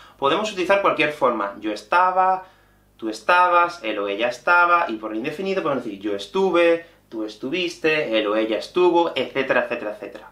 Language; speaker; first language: Spanish; native; Spanish